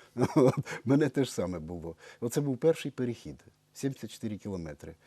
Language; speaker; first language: Ukrainian; native; Ukrainian